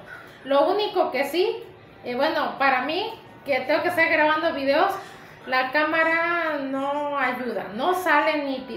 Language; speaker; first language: Spanish; native; Spanish